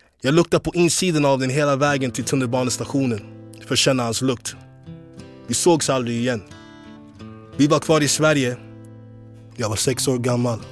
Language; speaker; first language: Swedish; early bilingual, other home language; English